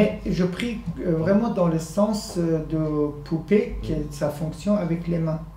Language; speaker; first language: French; non-native, fluent; Persian